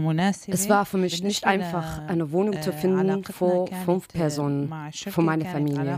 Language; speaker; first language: German; non-native, learner; Arabic